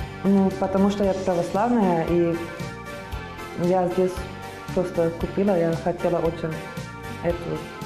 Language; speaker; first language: Russian; non-native, learner; Serbian